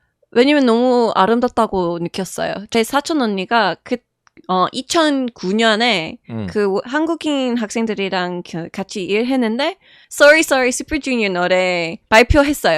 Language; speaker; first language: Korean; non-native, fluent; English